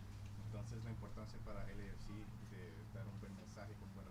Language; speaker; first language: Spanish; native; Spanish